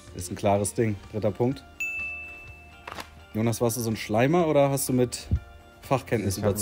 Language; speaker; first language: German; native; German